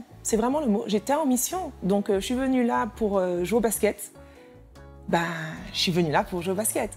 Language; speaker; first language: French; native; French